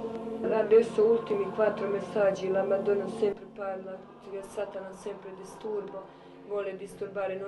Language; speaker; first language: Italian; non-native, learner; Croatian